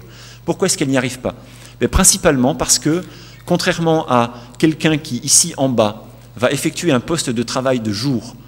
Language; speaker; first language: French; native; French